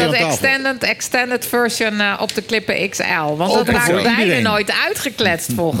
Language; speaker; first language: Dutch; native; Dutch